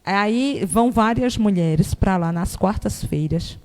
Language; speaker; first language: Portuguese; native; Portuguese